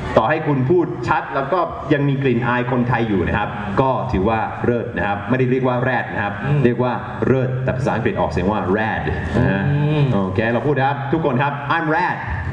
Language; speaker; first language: Thai; non-native, fluent; English